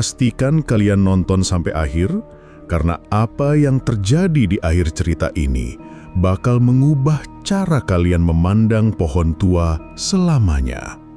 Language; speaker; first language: Indonesian; native; Indonesian